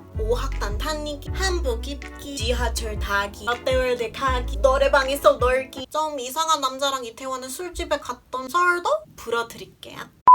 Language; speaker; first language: Korean; non-native, fluent; English